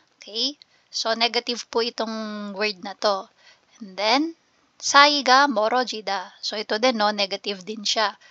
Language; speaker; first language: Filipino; native; Filipino